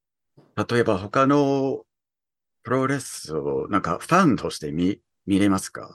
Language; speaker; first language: Japanese; early bilingual, heritage; English